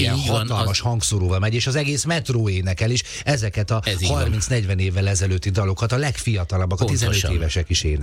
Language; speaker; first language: Hungarian; native; Hungarian